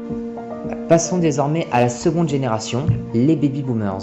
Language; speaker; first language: French; native; French